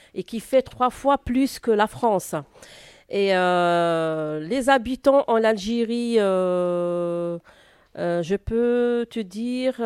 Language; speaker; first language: French; non-native, local second language; Arabic